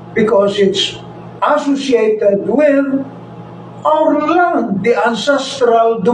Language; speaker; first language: English; non-native, local second language; Filipino